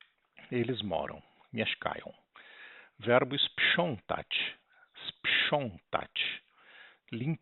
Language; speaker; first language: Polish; non-native, learner; Portuguese